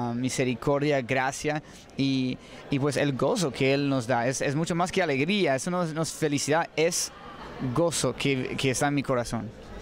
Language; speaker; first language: Spanish; non-native, fluent; English